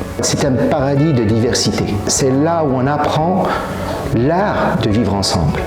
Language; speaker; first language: French; non-native, local second language; Arabic